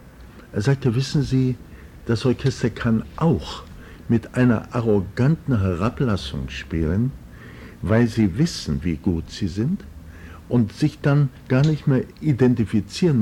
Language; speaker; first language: German; native; German